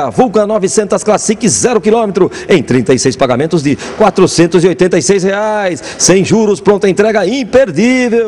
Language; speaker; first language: Portuguese; native; Portuguese